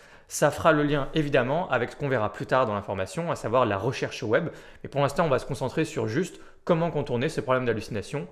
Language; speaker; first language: French; native; French